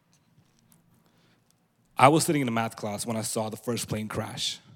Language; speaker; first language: English; non-native, local second language; Punjabi